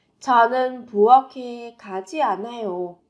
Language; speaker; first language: Korean; non-native, fluent; Vietnamese